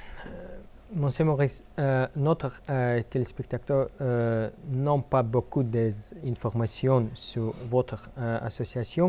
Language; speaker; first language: French; non-native, fluent; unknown